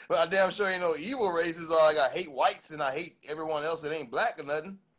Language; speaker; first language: English; native; English